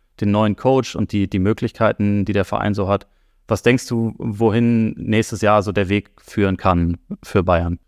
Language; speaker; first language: German; native; German